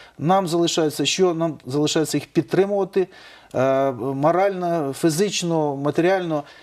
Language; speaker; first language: Ukrainian; non-native, local second language; Russian